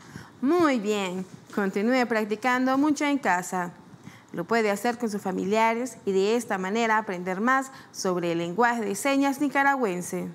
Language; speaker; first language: Spanish; native; Spanish